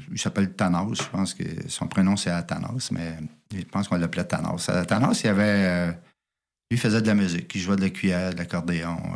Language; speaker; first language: French; native; French